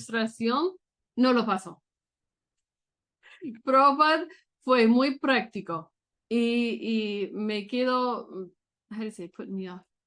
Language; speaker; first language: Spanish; non-native, learner; English